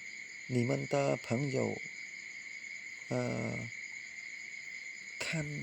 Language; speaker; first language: Chinese; non-native, learner; Khmer